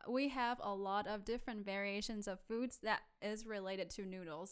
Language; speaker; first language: English; non-native, fluent; Vietnamese